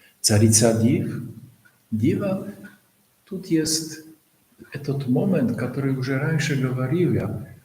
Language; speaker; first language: Russian; non-native, fluent; Polish